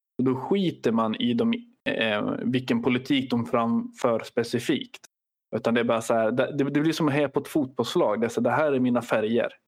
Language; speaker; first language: Swedish; native; Swedish